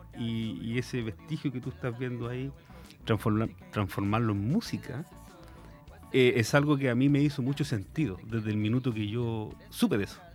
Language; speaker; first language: Spanish; native; Spanish